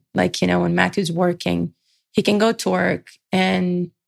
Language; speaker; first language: English; early bilingual, other home language; Portuguese